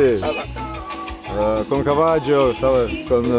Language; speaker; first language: Spanish; non-native, learner; Russian